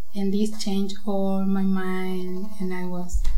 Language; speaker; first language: English; non-native, learner; Spanish